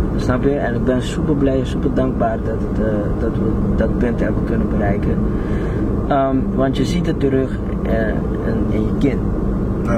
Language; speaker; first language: Dutch; non-native, local second language; Papiamento